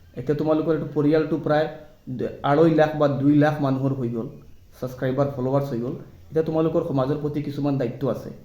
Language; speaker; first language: Assamese; non-native, local second language; Bangla